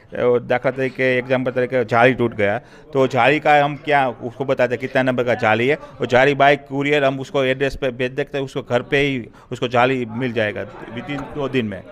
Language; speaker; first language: Hindi; non-native, local second language; Gujarati